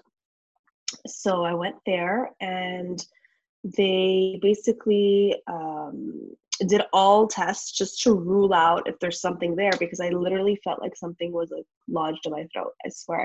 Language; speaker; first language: English; native; English